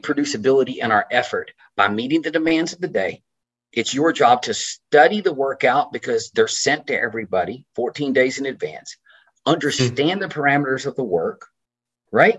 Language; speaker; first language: English; native; English